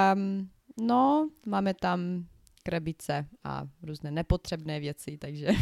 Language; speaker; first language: Czech; non-native, fluent; Ukrainian